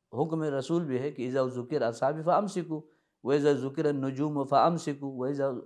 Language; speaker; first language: Urdu; early bilingual, other home language; Balti